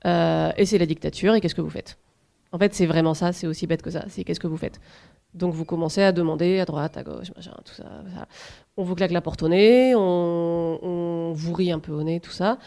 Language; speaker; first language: French; native; French